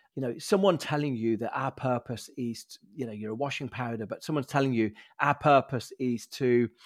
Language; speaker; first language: English; native; English